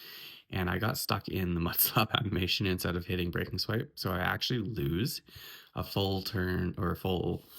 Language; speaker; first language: English; native; English